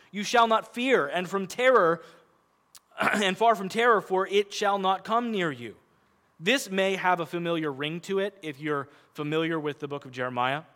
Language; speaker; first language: English; native; English